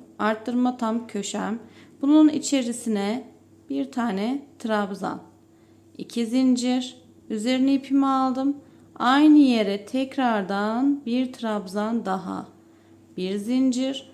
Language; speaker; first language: Turkish; native; Turkish